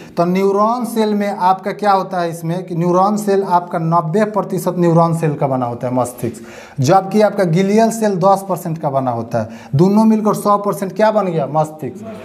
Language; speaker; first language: Hindi; native; Hindi